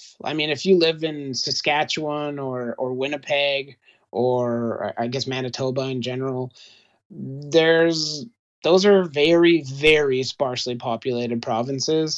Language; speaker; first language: English; native; English